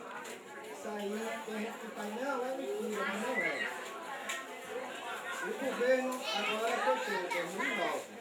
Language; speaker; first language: Portuguese; native; Portuguese